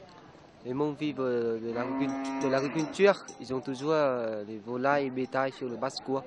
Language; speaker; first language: French; non-native, fluent; Vietnamese